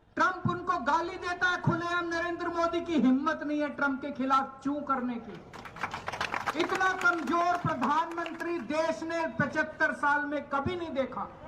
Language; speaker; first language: Hindi; native; Hindi